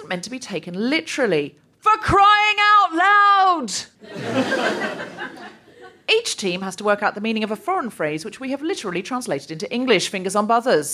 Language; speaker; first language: English; native; English